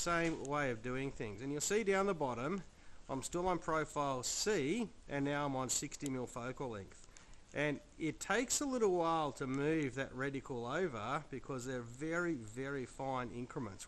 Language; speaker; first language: English; native; English